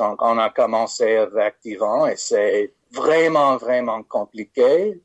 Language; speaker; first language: French; non-native, fluent; English